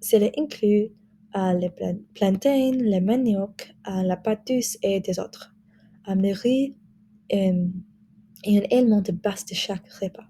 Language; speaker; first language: French; non-native, learner; English